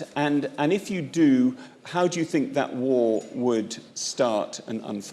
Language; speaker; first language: English; native; English